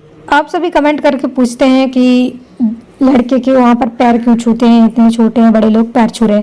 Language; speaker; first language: Hindi; native; Hindi